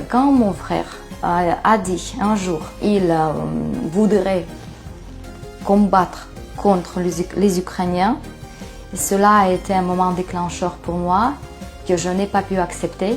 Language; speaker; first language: French; non-native, fluent; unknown